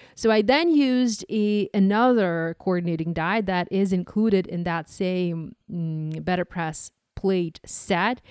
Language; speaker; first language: English; non-native, fluent; Ukrainian